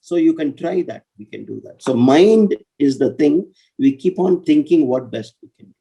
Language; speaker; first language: English; non-native, local second language; Tamil